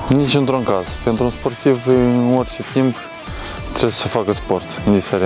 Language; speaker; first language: Romanian; native; Romanian